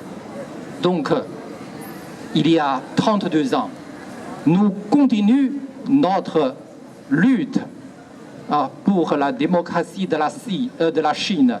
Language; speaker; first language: French; non-native, fluent; Chinese